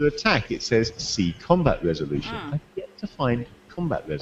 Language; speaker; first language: English; native; English